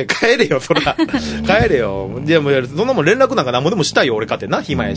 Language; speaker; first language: Japanese; native; Japanese